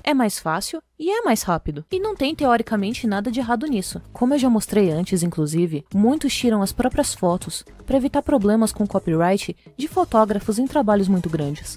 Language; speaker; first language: Portuguese; native; Portuguese